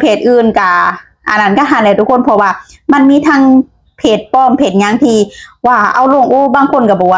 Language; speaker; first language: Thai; non-native, local second language; Lao